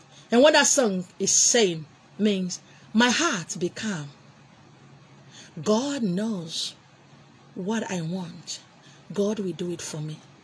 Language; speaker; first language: English; non-native, local second language; Igbo